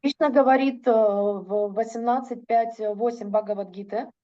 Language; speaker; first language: Russian; native; Russian